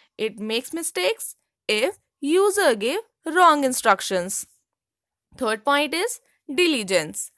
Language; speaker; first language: English; non-native, local second language; Hindi